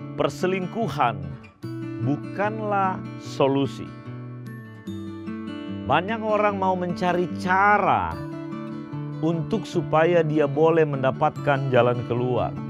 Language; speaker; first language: Indonesian; native; Indonesian